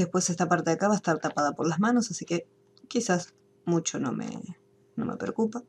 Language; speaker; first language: Spanish; native; Spanish